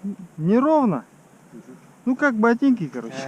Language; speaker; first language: Russian; non-native, local second language; Kazakh